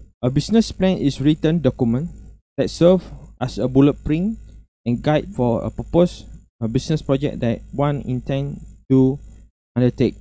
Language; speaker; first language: English; non-native, local second language; Malay